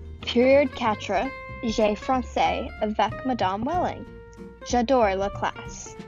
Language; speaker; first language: French; non-native, learner; English